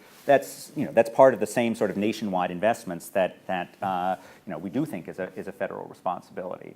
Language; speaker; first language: English; native; English